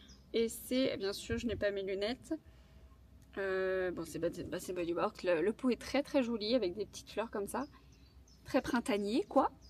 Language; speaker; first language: French; native; French